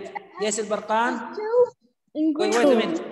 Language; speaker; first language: English; non-native, fluent; Arabic